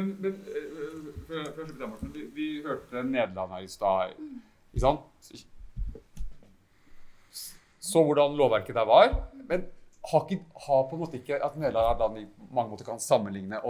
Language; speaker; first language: Norwegian; native; Norwegian